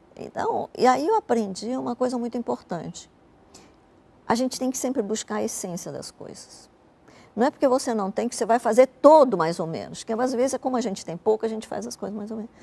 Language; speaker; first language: Portuguese; early bilingual, other home language; Japanese